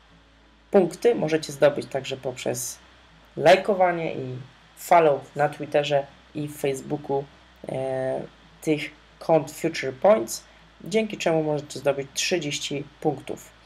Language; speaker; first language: Polish; native; Polish